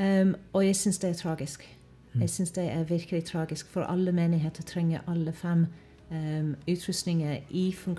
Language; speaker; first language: Norwegian; non-native, fluent; English